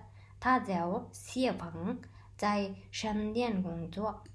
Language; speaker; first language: Chinese; non-native, learner; Mongolian